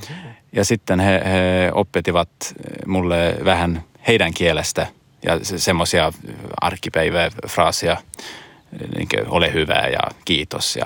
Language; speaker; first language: Finnish; non-native, learner; Swedish